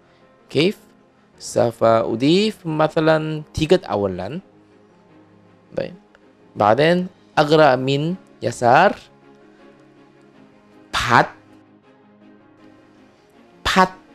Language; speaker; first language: Arabic; non-native, fluent; Korean